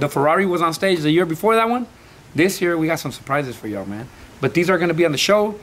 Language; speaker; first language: English; early bilingual, other home language; Spanish